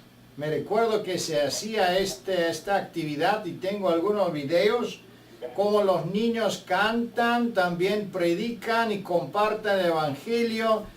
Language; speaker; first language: Spanish; non-native, fluent; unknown